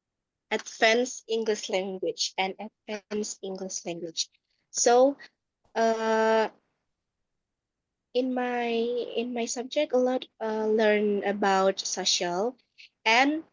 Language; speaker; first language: English; non-native, learner; Indonesian